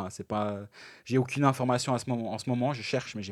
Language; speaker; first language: French; native; French